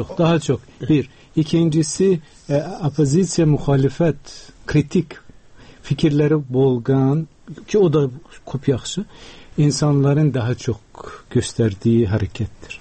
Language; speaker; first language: Turkish; non-native, fluent; Uzbek